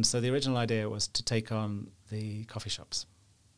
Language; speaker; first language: English; native; English